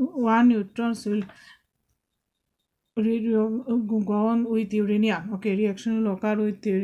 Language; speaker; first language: English; non-native, local second language; Bangla